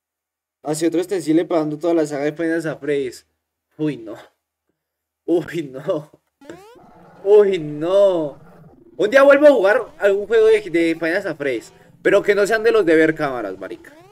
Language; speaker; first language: Spanish; native; Spanish